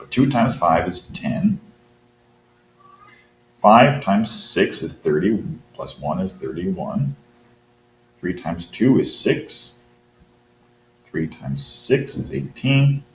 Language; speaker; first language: English; native; English